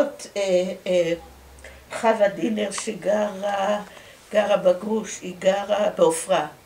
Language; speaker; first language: Hebrew; early bilingual, other home language; Dutch